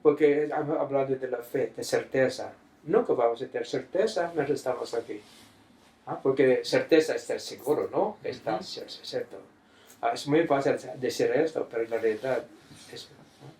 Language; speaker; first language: Spanish; non-native, fluent; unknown